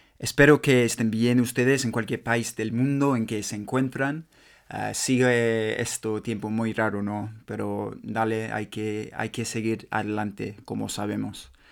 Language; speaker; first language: Spanish; non-native, learner; English